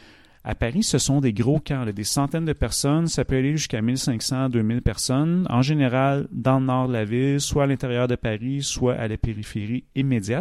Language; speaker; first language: French; native; French